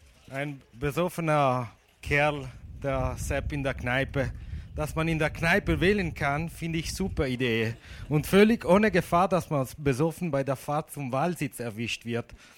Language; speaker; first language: German; non-native, fluent; Italian